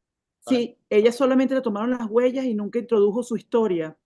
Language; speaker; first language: Spanish; native; Spanish